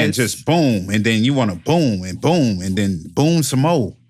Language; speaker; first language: English; native; English